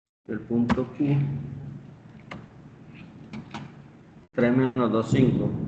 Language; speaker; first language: Spanish; native; Spanish